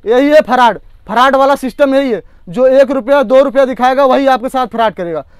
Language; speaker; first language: Hindi; native; Hindi